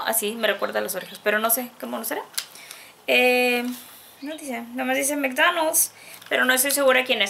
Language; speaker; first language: Spanish; native; Spanish